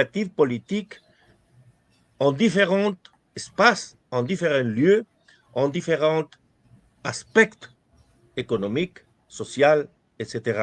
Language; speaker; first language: French; non-native, fluent; Spanish